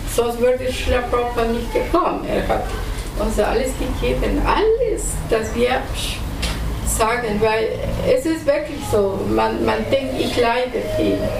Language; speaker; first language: German; non-native, fluent; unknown